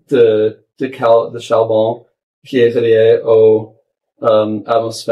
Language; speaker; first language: French; non-native, local second language; English